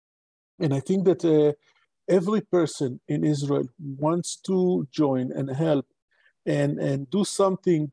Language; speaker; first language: English; non-native, local second language; Hebrew